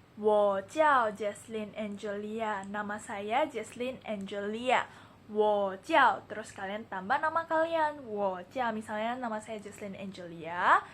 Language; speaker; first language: Indonesian; native; Indonesian